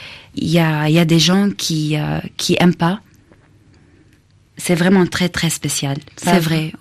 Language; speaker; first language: French; non-native, fluent; Arabic